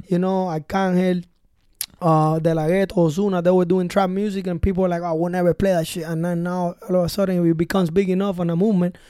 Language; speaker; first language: English; early bilingual, other home language; Spanish